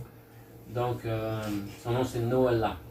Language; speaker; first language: French; native; French